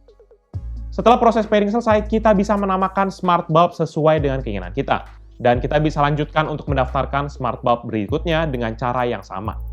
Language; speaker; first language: Indonesian; native; Indonesian